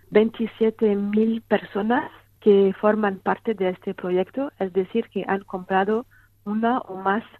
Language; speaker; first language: Spanish; non-native, fluent; French